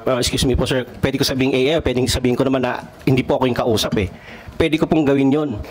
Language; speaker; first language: Filipino; non-native, local second language; Cebuano